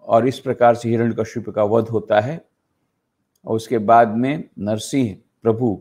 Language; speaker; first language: Hindi; non-native, local second language; Gujarati